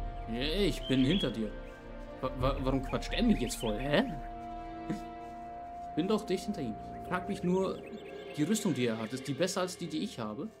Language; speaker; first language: German; native; German